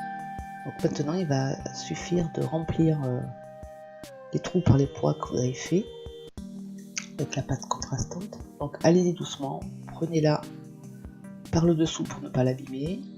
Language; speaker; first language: French; native; French